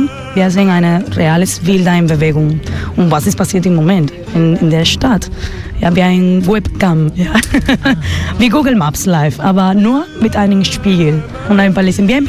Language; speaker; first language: German; non-native, learner; Spanish